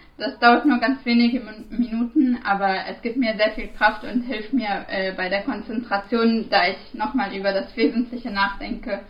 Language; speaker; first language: German; non-native, fluent; Arabic